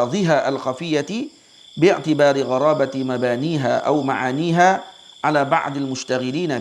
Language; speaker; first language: Arabic; non-native, fluent; Malay